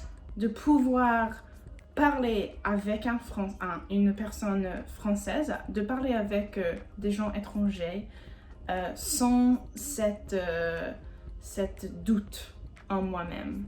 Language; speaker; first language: French; non-native, fluent; English